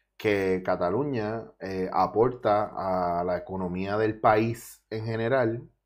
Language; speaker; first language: Spanish; native; Spanish